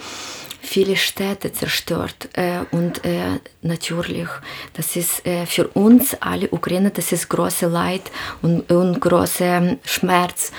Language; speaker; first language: German; non-native, learner; Ukrainian